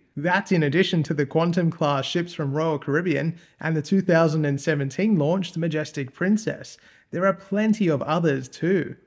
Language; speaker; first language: English; native; English